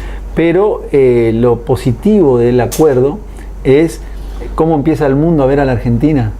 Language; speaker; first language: Spanish; native; Spanish